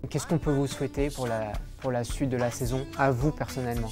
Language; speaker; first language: French; native; French